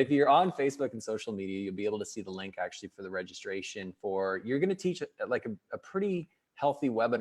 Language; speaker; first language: English; native; English